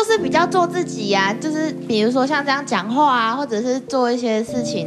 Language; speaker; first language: Chinese; native; Chinese